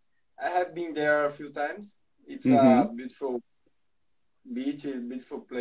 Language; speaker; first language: English; non-native, learner; Portuguese